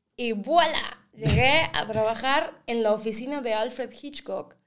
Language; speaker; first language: Spanish; native; Spanish